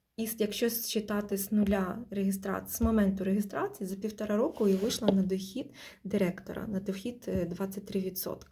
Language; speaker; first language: Ukrainian; non-native, local second language; Russian